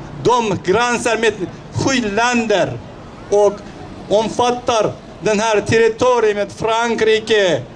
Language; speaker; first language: Swedish; non-native, fluent; Uyghur